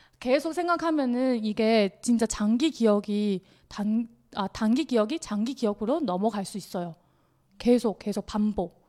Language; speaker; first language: Korean; non-native, fluent; Chinese